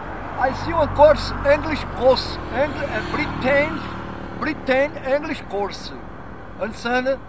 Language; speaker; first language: English; non-native, learner; Portuguese